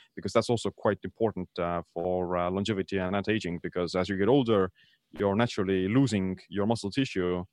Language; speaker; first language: English; non-native, fluent; Estonian